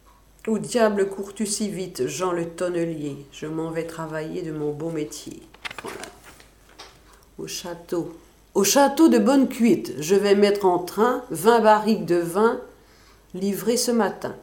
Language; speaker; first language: French; native; French